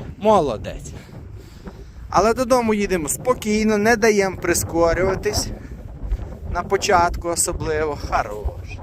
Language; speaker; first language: Ukrainian; non-native, local second language; Russian